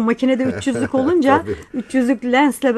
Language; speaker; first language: Turkish; native; Turkish